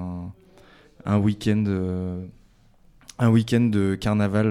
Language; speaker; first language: French; native; French